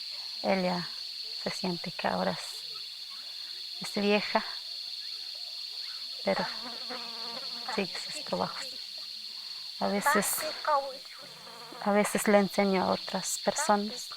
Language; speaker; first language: Spanish; non-native, local second language; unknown